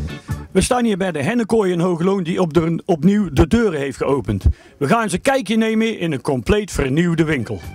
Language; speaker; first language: Dutch; native; Dutch